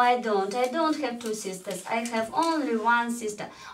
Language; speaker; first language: English; non-native, fluent; Russian